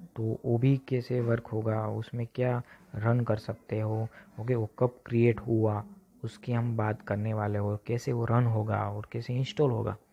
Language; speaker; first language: Hindi; non-native, local second language; Gujarati